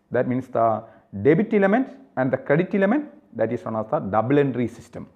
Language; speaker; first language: English; non-native, local second language; Malayalam